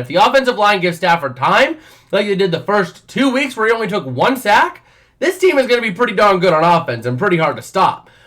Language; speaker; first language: English; native; English